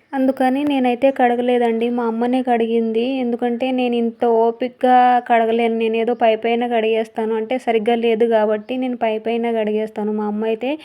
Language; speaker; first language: Telugu; native; Telugu